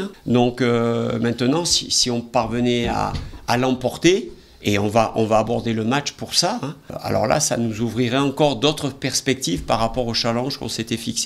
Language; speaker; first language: French; native; French